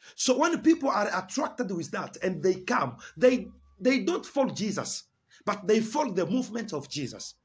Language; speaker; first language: English; non-native, fluent; Swahili